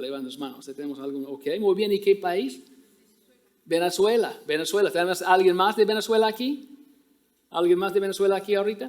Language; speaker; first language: Spanish; non-native, fluent; English